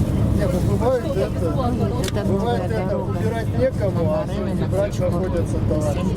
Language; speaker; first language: Russian; native; Russian